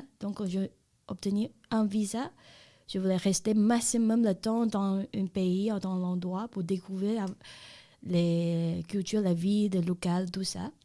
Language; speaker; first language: French; non-native, learner; Chinese